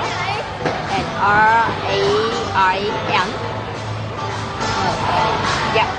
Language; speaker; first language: English; non-native, learner; Vietnamese